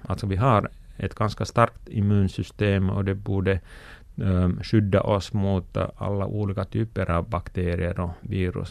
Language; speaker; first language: Swedish; non-native, local second language; Finnish